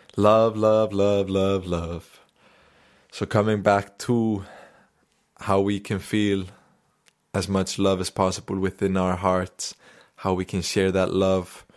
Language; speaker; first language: English; non-native, fluent; Icelandic